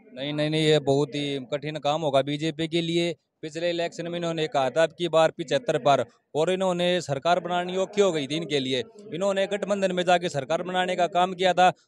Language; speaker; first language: Hindi; native; Hindi